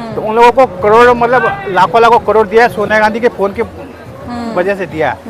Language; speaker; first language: Hindi; non-native, local second language; Assamese